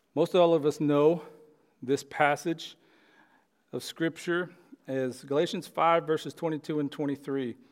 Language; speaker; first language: English; native; English